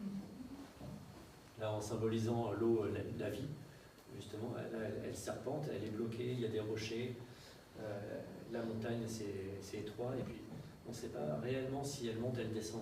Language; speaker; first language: French; native; French